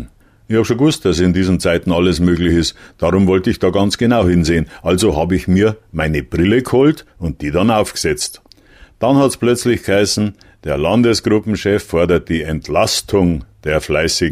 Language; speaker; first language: German; native; German